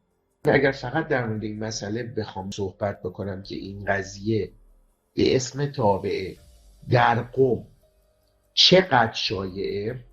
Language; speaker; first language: Persian; native; Persian